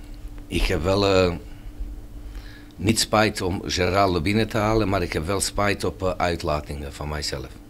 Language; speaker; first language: Dutch; non-native, fluent; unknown